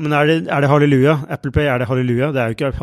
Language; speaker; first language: Norwegian; native; Norwegian